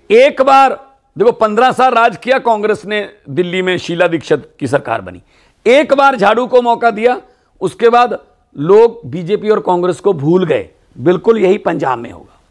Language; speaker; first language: Hindi; non-native, local second language; Punjabi